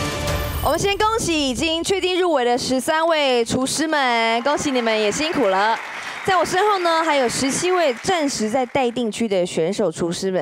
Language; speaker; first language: Chinese; native; Chinese